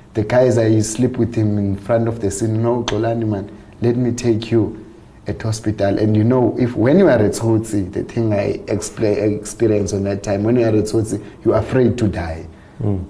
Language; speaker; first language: English; non-native, local second language; Xhosa